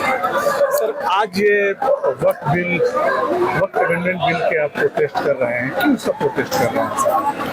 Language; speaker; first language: Hindi; native; Hindi